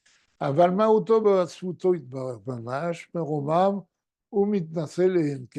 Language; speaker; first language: Hebrew; non-native, fluent; French